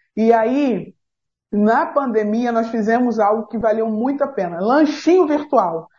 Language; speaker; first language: Portuguese; native; Portuguese